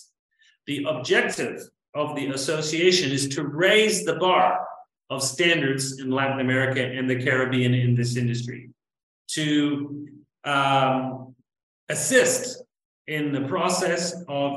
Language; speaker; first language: English; native; English